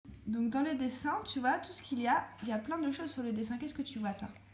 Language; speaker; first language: French; native; French